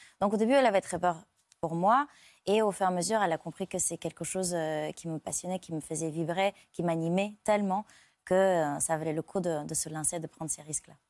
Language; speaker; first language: French; non-native, fluent; Bulgarian